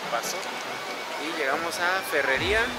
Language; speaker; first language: Spanish; native; Spanish